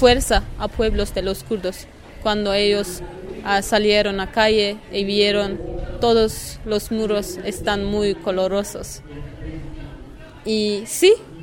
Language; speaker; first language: Spanish; non-native, learner; Kurdish